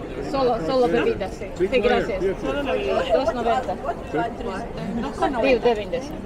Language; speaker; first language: Spanish; non-native, learner; Latvian